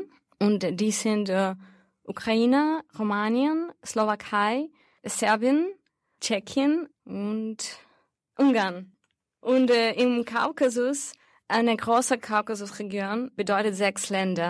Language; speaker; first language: German; non-native, fluent; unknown